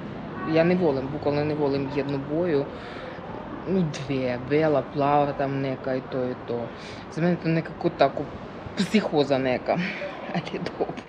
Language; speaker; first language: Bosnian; non-native, fluent; Russian